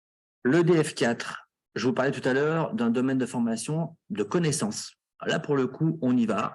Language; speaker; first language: French; native; French